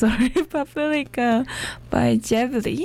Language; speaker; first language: English; non-native, learner; Japanese